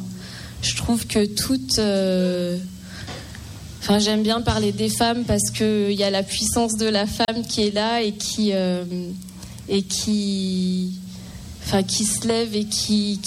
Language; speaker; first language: French; native; French